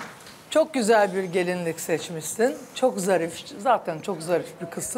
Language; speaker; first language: Turkish; native; Turkish